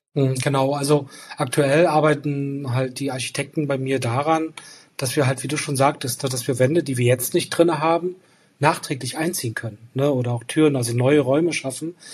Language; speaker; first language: German; native; German